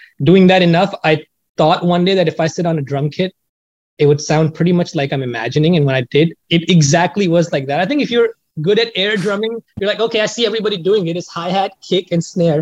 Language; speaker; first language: English; non-native, local second language; Hindi